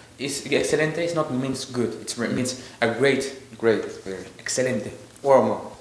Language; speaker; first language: English; non-native, learner; Korean